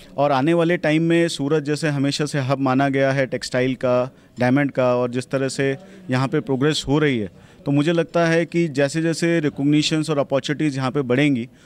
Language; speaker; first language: Hindi; non-native, local second language; Gujarati